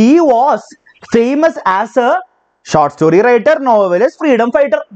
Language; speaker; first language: English; non-native, local second language; Malayalam